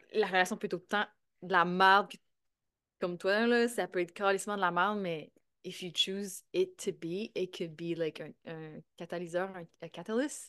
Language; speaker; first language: French; native; French